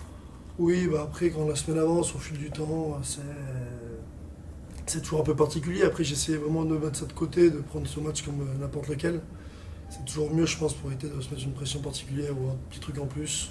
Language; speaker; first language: French; native; French